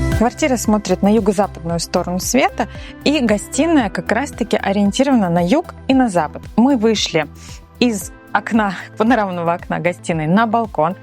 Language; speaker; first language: Russian; native; Russian